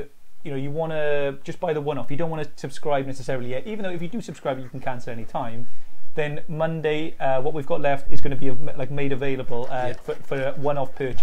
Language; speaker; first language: English; native; English